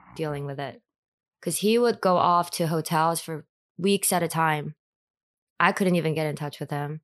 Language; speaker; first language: English; early bilingual, other home language; Korean